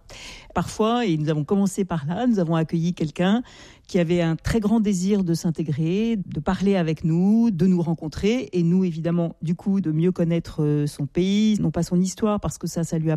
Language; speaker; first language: French; native; French